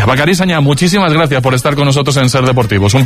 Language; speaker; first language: Spanish; native; Spanish